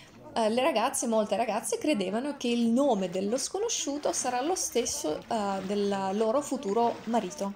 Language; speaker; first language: Italian; non-native, fluent; Russian